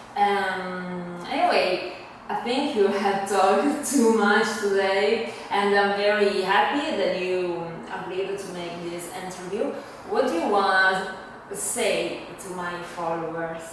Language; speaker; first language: English; non-native, fluent; Italian